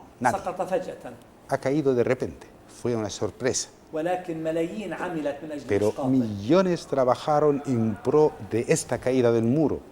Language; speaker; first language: Spanish; non-native, fluent; Arabic